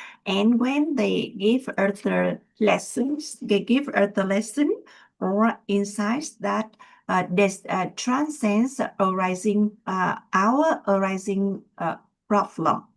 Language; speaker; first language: English; non-native, learner; Vietnamese